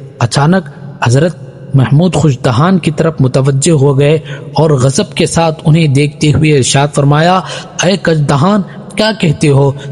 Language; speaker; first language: Urdu; native; Urdu